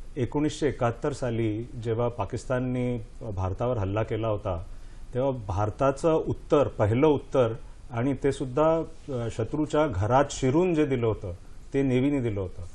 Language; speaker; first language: Marathi; native; Marathi